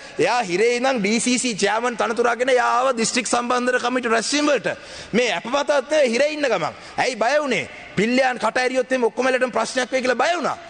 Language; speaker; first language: Sinhala; non-native, local second language; Tamil